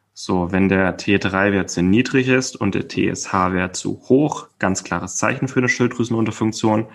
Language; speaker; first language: German; native; German